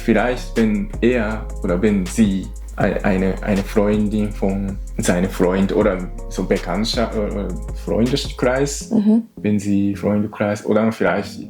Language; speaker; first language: German; non-native, learner; Japanese